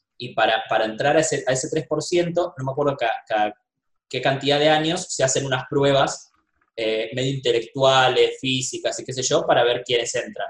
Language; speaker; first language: Spanish; native; Spanish